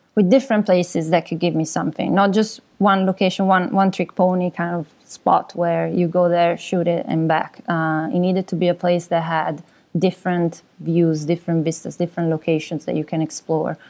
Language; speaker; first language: English; non-native, fluent; Italian